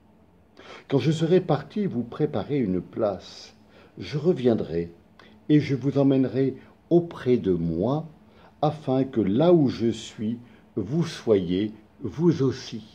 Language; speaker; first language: French; native; French